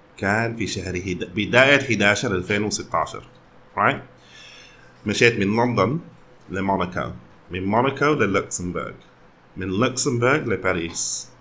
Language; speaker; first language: Arabic; early bilingual, heritage; Arabic